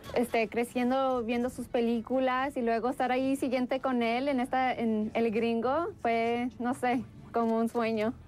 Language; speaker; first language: Spanish; native; Spanish